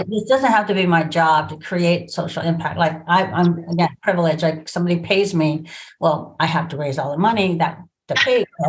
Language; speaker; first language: English; native; English